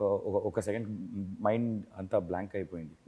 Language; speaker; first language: Telugu; non-native, learner; Tamil